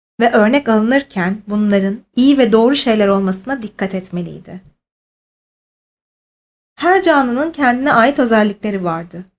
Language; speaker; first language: Turkish; native; Turkish